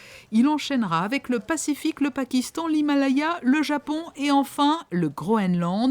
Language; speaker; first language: French; native; French